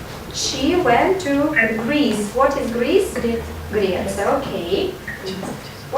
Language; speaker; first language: English; non-native, fluent; Russian